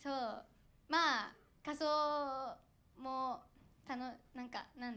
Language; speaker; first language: Japanese; native; Japanese